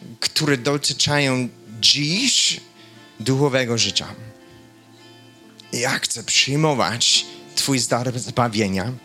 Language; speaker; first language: Polish; non-native, fluent; English